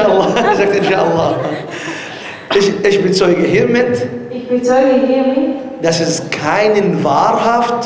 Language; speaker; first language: German; non-native, learner; Arabic